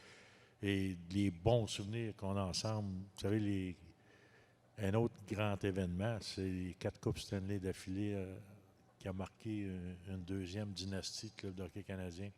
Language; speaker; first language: French; native; French